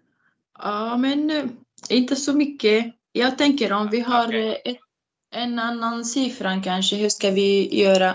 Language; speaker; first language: Swedish; non-native, learner; Arabic